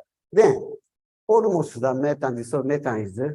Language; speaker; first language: English; non-native, learner; Japanese